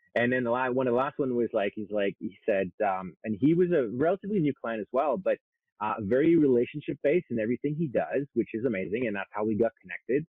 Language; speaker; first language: English; non-native, local second language; French